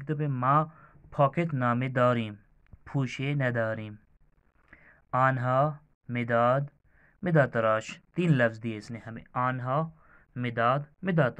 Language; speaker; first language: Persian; non-native, fluent; Urdu